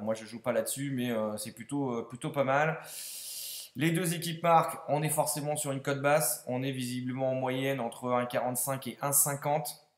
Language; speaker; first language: French; native; French